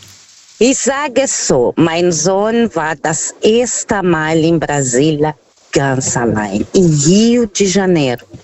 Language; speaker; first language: German; non-native, fluent; Portuguese